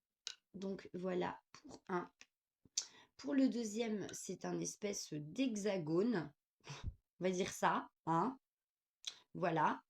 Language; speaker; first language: French; native; French